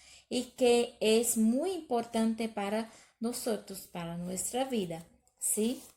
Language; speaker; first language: Spanish; non-native, learner; Portuguese